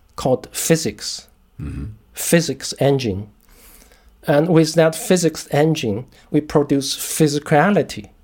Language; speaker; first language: English; non-native, fluent; Chinese